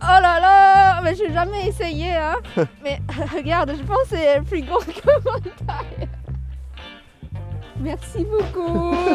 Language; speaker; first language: French; non-native, fluent; Chinese